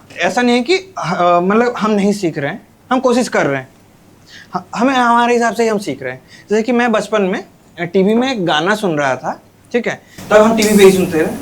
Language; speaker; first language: Hindi; non-native, local second language; Odia